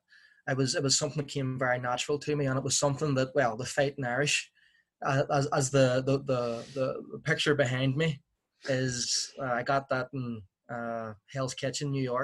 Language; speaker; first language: English; native; English